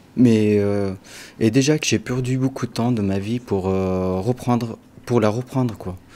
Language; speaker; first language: French; non-native, fluent; Arabic